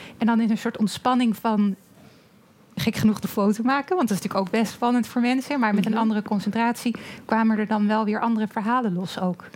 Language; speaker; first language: Dutch; native; Dutch